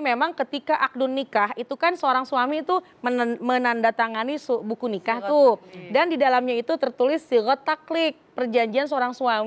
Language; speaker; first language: Indonesian; native; Indonesian